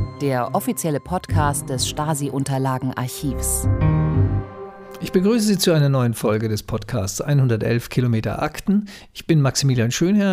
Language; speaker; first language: German; native; German